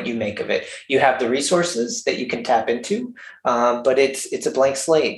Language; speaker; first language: English; native; English